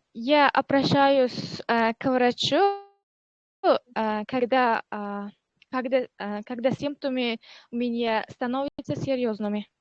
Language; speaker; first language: Russian; non-native, learner; Uzbek